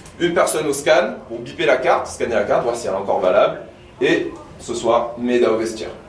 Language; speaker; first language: French; native; French